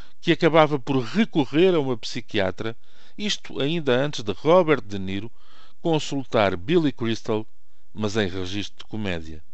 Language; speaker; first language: Portuguese; native; Portuguese